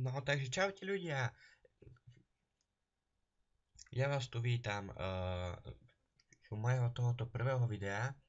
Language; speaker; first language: Slovak; native; Slovak